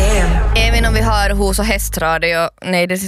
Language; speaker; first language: Swedish; native; Swedish